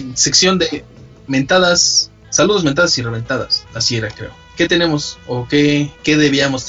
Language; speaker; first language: Spanish; native; Spanish